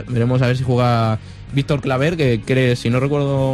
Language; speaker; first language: Spanish; native; Spanish